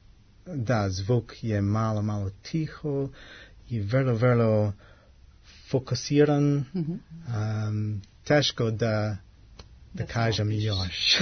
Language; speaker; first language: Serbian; non-native, learner; English